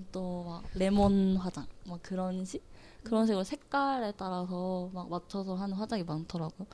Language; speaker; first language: Korean; native; Korean